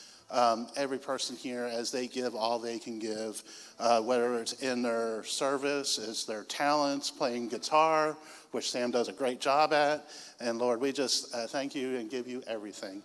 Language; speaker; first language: English; native; English